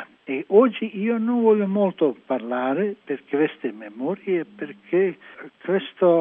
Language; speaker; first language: Italian; non-native, learner; Croatian